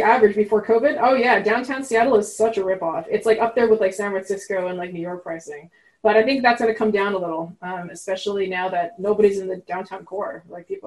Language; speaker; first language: English; non-native, fluent; French